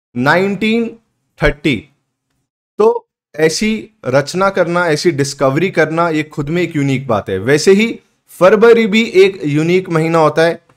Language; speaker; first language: Hindi; native; Hindi